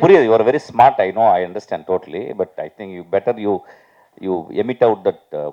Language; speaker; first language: Tamil; native; Tamil